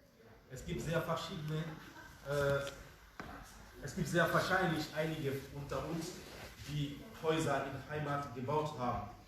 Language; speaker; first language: German; non-native, fluent; Fula